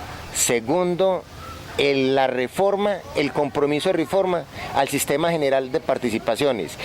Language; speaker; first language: Spanish; native; Spanish